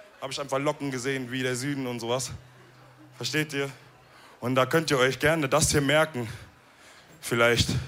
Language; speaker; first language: German; early bilingual, other home language; Wolof